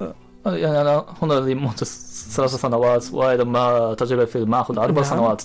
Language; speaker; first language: Arabic; non-native, fluent; Japanese